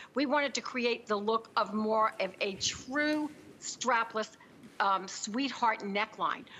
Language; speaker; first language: English; native; English